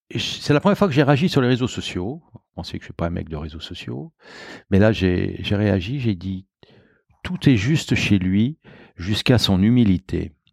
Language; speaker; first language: French; native; French